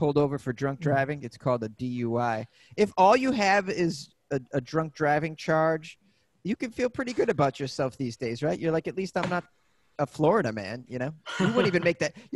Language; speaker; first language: English; native; English